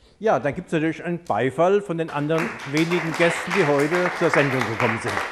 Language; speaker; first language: German; native; German